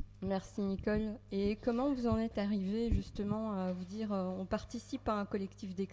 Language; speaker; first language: French; native; French